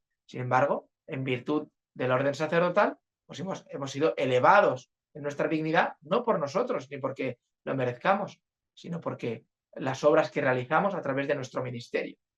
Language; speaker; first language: Spanish; native; Spanish